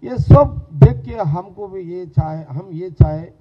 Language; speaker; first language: Hindi; non-native, local second language; Telugu